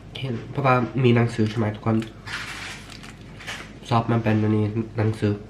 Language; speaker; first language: Thai; early bilingual, heritage; Swedish